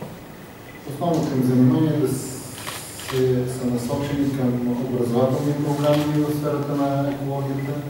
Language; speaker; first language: Bulgarian; native; Bulgarian